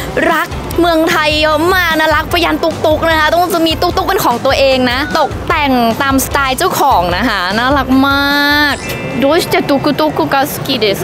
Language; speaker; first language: Thai; native; Thai